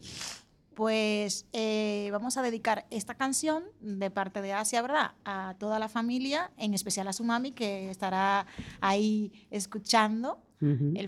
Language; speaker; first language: Spanish; native; Spanish